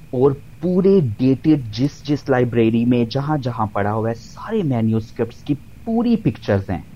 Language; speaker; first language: Urdu; non-native, local second language; Punjabi